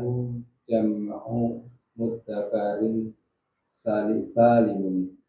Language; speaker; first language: Arabic; non-native, learner; Indonesian